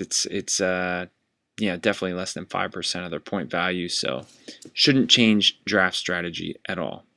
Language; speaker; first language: English; native; English